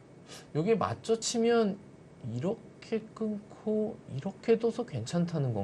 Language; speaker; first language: Korean; native; Korean